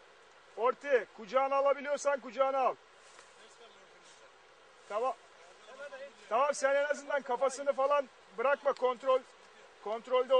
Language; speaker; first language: Turkish; native; Turkish